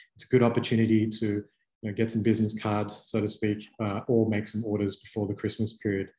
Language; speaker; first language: English; native; English